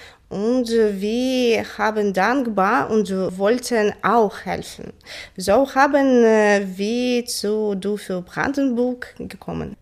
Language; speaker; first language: German; non-native, learner; Ukrainian